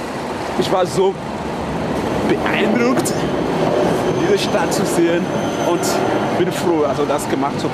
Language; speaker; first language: German; non-native, fluent; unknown